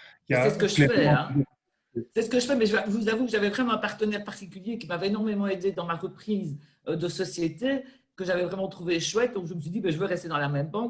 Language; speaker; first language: French; native; French